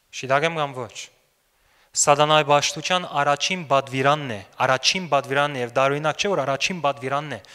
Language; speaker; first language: Armenian; early bilingual, heritage; Armenian